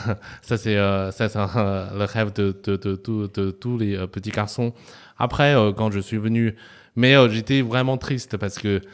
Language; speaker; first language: French; non-native, fluent; Chinese